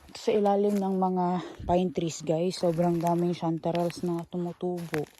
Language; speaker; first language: Filipino; non-native, local second language; Cebuano